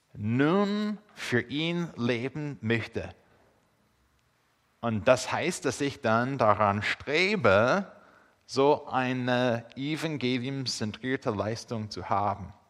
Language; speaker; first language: German; non-native, fluent; English